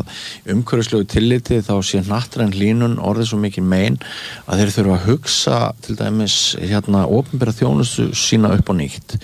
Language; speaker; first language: Icelandic; native; Icelandic